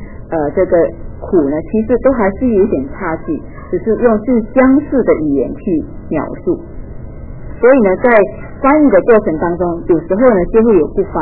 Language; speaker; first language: Chinese; native; Chinese